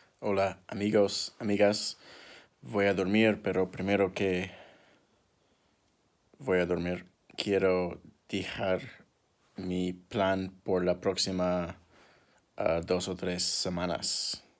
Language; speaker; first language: Spanish; non-native, learner; English